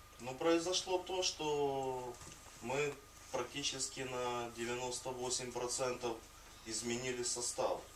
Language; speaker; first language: Russian; native; Russian